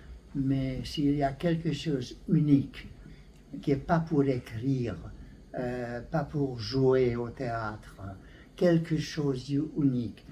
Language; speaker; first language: French; non-native, learner; Hungarian